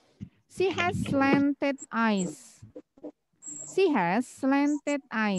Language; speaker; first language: English; non-native, fluent; Indonesian